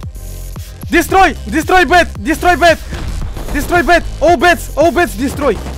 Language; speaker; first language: English; non-native, learner; Russian